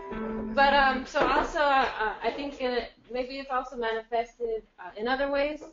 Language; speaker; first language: English; native; English